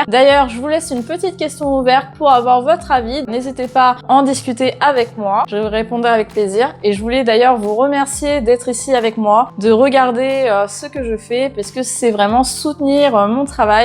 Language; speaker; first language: French; native; French